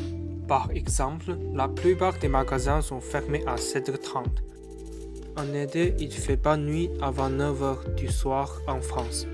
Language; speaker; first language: French; non-native, learner; Chinese